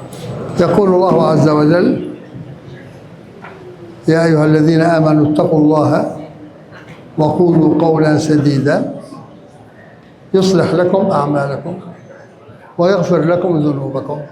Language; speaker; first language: Arabic; native; Arabic